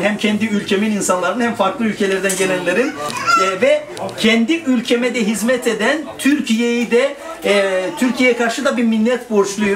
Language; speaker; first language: Turkish; native; Turkish